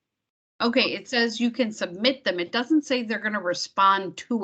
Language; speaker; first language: English; native; English